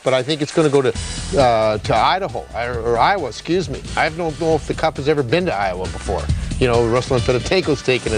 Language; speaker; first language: English; native; English